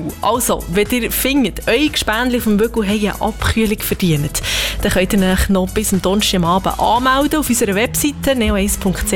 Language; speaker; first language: German; native; German